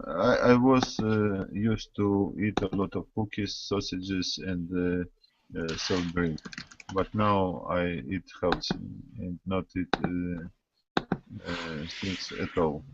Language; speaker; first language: English; non-native, learner; Russian